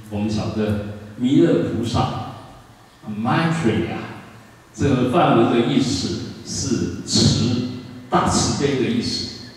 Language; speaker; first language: Chinese; native; Chinese